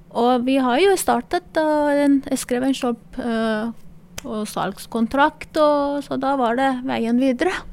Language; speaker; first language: Norwegian; non-native, fluent; Persian